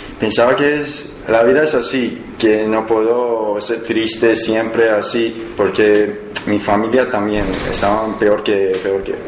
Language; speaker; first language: Spanish; non-native, learner; Persian